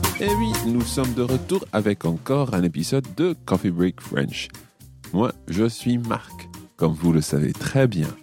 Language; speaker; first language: French; non-native, fluent; English